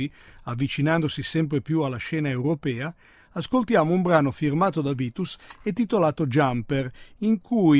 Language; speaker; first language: Italian; native; Italian